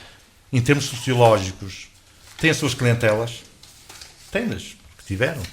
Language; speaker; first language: Portuguese; native; Portuguese